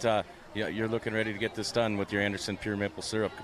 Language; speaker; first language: English; native; English